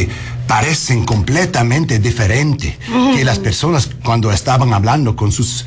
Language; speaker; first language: Spanish; non-native, learner; English